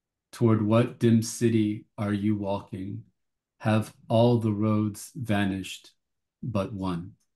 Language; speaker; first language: English; native; English